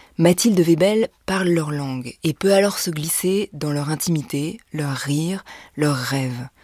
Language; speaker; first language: French; native; French